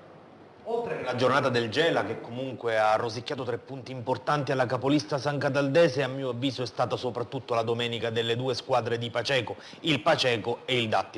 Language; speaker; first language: Italian; native; Italian